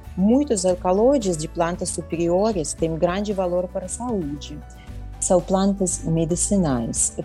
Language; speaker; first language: Portuguese; non-native, fluent; Russian